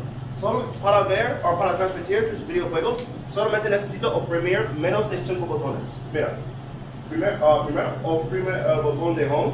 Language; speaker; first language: Spanish; non-native, learner; English